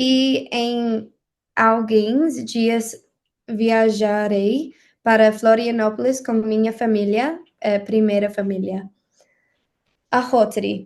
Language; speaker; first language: Portuguese; non-native, learner; English